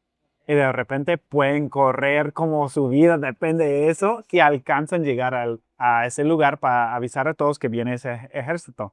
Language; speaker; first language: Spanish; non-native, fluent; English